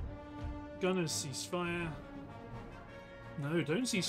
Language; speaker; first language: English; native; English